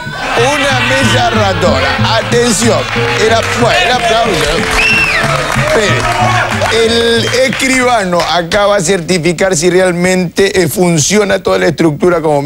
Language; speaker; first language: Spanish; native; Spanish